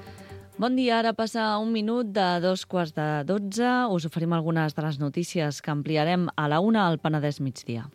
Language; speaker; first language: Catalan; native; Catalan